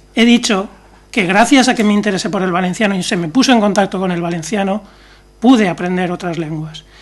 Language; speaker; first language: Spanish; native; Spanish